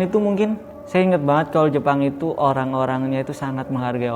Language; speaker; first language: Indonesian; native; Indonesian